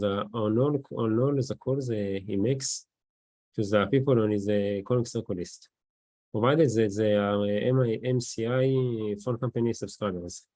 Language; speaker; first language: English; non-native, learner; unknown